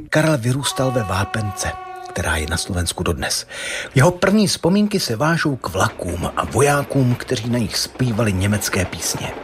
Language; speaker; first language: Czech; native; Czech